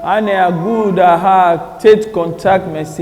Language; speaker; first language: Swedish; non-native, fluent; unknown